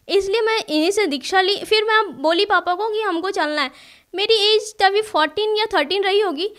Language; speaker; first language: Hindi; native; Hindi